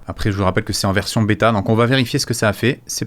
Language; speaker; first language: French; native; French